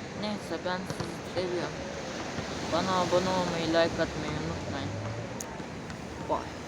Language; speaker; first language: Turkish; non-native, fluent; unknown